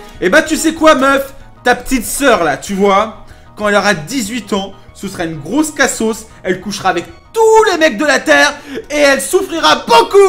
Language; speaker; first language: French; native; French